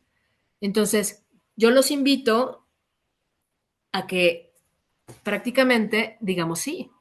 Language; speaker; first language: Spanish; native; Spanish